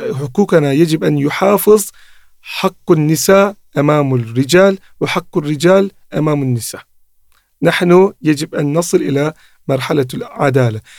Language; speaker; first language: Arabic; non-native, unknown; Turkish